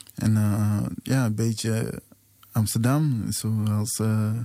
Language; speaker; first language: Dutch; native; Dutch